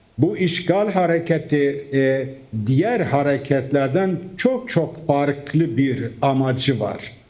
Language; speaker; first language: Turkish; non-native, local second language; Kurdish